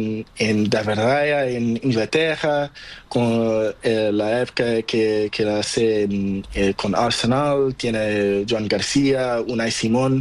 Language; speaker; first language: Spanish; non-native, learner; Portuguese